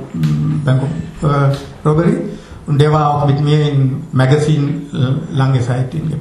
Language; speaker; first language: German; non-native, learner; Sinhala